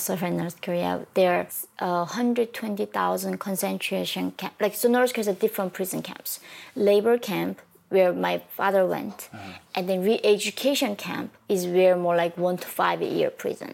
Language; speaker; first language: English; non-native, fluent; Korean